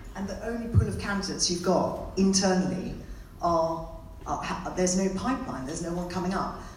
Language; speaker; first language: English; native; English